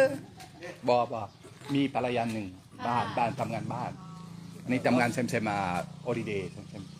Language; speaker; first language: Thai; non-native, learner; French